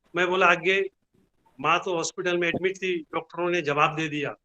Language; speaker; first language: Hindi; non-native, local second language; Bangla